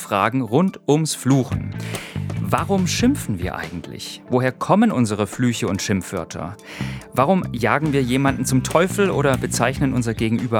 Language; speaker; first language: German; native; German